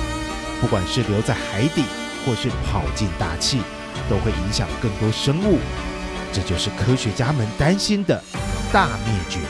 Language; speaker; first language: Chinese; native; Chinese